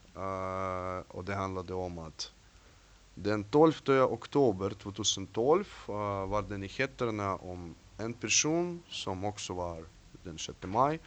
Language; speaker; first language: Swedish; non-native, fluent; Russian